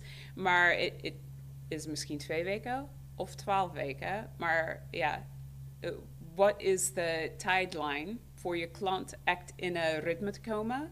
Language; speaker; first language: Dutch; non-native, fluent; English